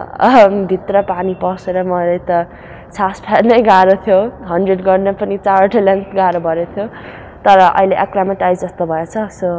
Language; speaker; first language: Nepali; early bilingual, heritage; Nepali